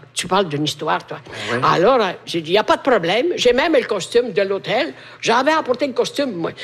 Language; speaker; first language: French; non-native, fluent; Italian